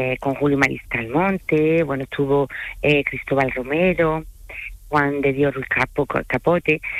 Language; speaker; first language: Spanish; early bilingual, other home language; French